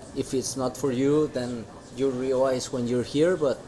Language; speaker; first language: English; non-native, fluent; Spanish